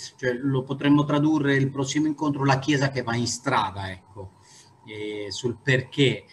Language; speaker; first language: Italian; native; Italian